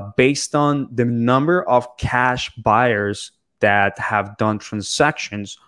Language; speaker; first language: English; non-native, fluent; Spanish